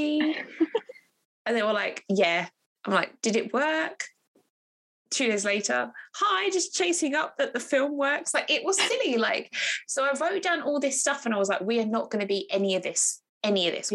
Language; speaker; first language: English; native; English